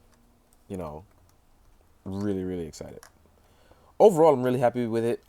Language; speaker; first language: English; native; English